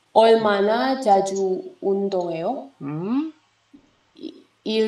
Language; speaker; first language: Korean; non-native, learner; Indonesian